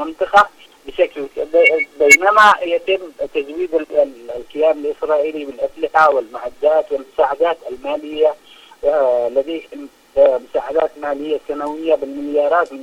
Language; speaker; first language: Arabic; native; Arabic